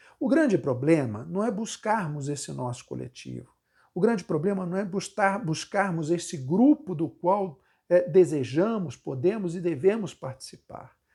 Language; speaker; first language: Portuguese; native; Portuguese